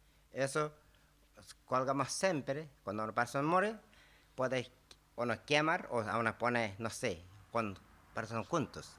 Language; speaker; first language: Spanish; non-native, learner; Tibetan